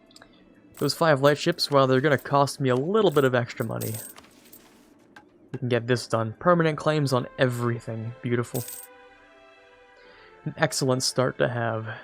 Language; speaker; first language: English; native; English